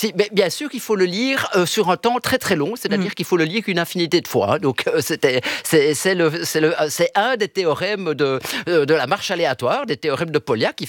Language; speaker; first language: French; early bilingual, other home language; Italian